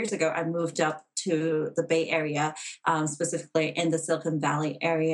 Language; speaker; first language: English; non-native, local second language; Cantonese